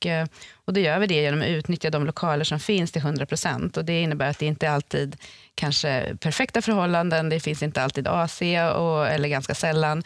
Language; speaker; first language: Swedish; native; Swedish